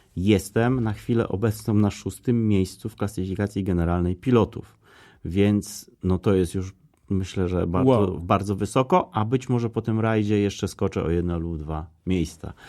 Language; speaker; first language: Polish; native; Polish